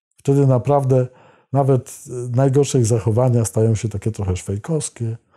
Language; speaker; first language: Polish; native; Polish